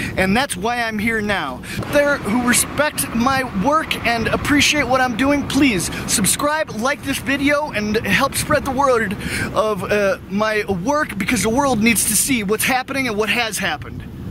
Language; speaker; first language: English; native; English